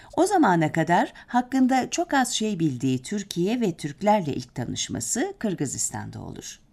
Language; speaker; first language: Turkish; native; Turkish